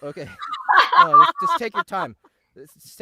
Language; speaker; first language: English; native; English